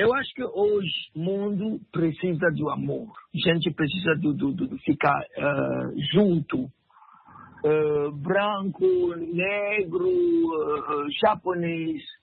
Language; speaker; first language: Portuguese; non-native, learner; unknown